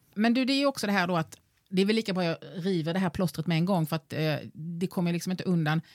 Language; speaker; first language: Swedish; native; Swedish